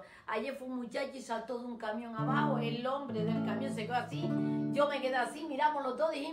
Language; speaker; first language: Spanish; native; Spanish